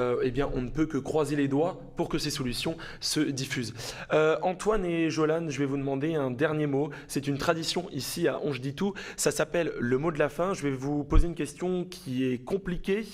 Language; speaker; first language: French; native; French